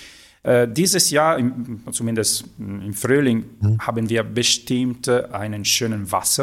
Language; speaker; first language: German; non-native, fluent; Italian